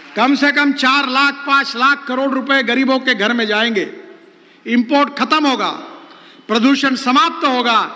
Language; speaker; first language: Hindi; non-native, local second language; Marathi